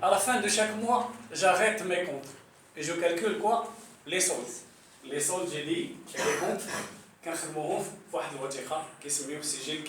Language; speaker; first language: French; non-native, local second language; Arabic